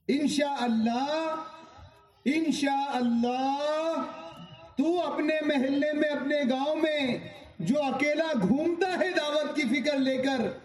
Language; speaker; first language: Urdu; native; Urdu